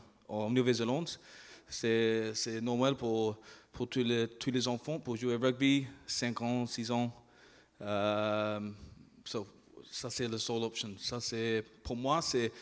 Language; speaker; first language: French; non-native, learner; English